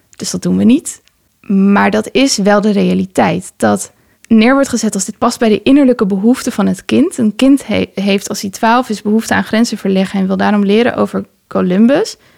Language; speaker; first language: Dutch; early bilingual, other home language; Persian